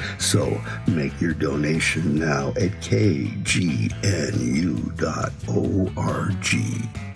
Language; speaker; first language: English; early bilingual, other home language; Spanish